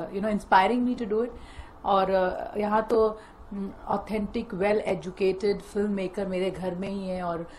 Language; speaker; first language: Hindi; native; Hindi